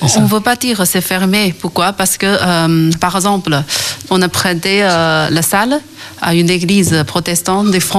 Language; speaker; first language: French; non-native, learner; Chinese